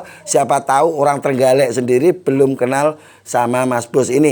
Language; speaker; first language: Indonesian; native; Indonesian